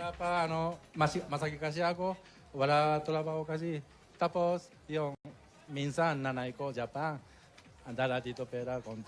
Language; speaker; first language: Filipino; non-native, learner; Japanese